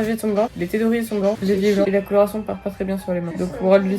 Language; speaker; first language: French; native; French